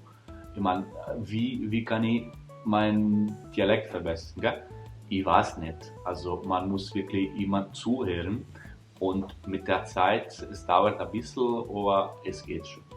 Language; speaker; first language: German; non-native, fluent; Italian